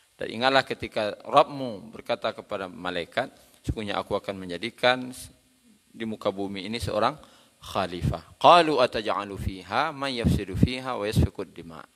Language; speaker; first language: Malay; non-native, local second language; Minangkabau